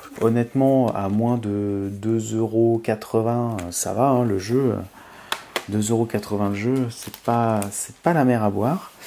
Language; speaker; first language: French; native; French